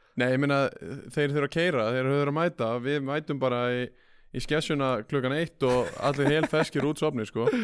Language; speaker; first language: Icelandic; native; Icelandic